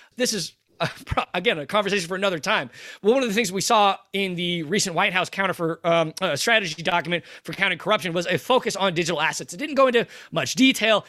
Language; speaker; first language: English; native; English